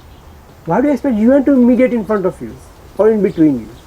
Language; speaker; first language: English; early bilingual, heritage; Gujarati